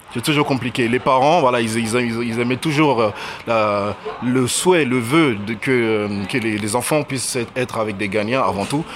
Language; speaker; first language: French; early bilingual, other home language; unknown